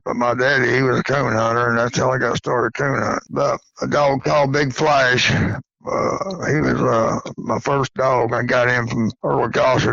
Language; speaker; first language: English; native; English